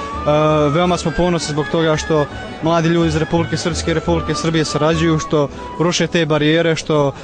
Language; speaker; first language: Bosnian; native; Bosnian